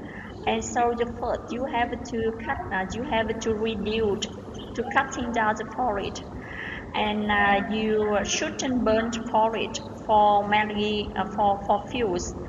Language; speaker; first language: English; non-native, learner; Vietnamese